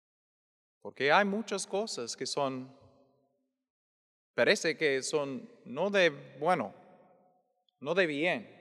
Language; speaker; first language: Spanish; non-native, fluent; English